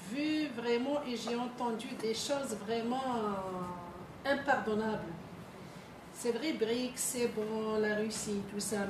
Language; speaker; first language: French; non-native, fluent; Filipino